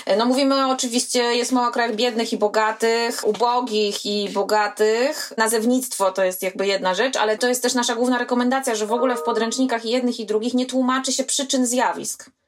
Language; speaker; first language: Polish; native; Polish